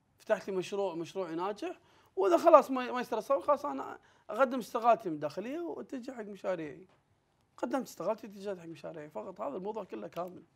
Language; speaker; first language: Arabic; native; Arabic